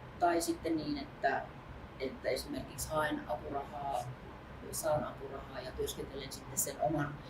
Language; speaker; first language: Finnish; native; Finnish